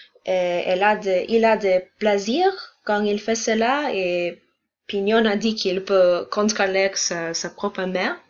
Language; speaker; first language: French; non-native, learner; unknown